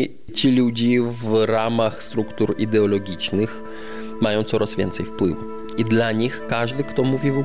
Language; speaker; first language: Polish; non-native, fluent; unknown